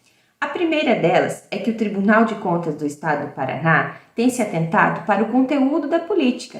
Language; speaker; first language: Portuguese; native; Portuguese